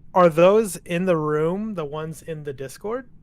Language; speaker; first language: English; native; English